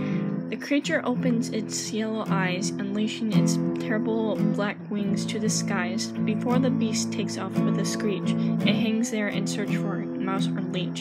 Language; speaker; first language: English; native; English